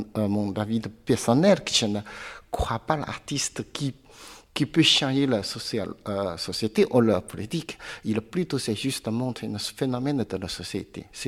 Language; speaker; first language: French; non-native, learner; Chinese